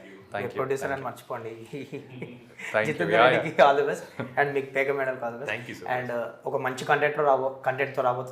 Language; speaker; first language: Telugu; native; Telugu